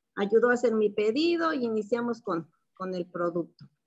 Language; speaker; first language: Spanish; native; Spanish